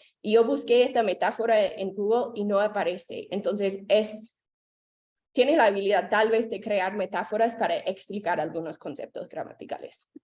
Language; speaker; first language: Spanish; non-native, fluent; English